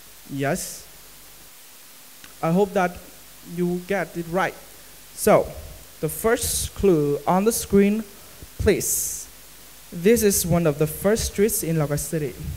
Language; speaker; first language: English; non-native, fluent; Vietnamese